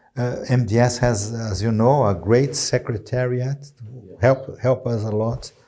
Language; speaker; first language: English; non-native, fluent; Portuguese